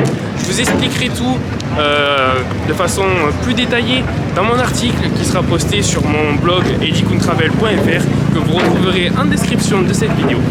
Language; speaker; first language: French; native; French